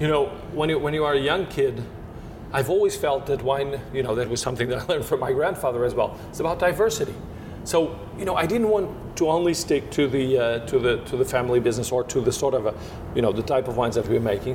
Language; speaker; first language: English; non-native, fluent; Portuguese